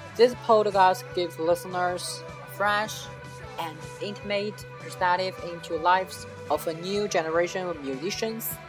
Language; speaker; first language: English; non-native, fluent; Chinese